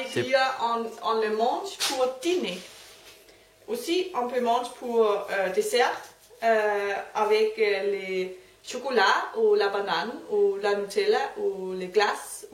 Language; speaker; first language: French; non-native, learner; Danish